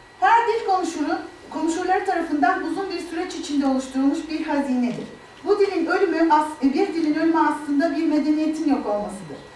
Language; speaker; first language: Turkish; native; Turkish